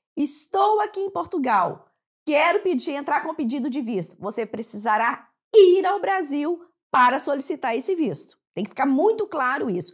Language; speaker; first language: Portuguese; native; Portuguese